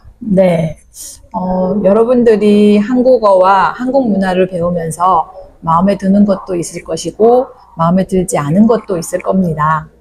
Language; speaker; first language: Korean; native; Korean